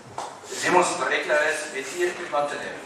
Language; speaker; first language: Spanish; non-native, fluent; German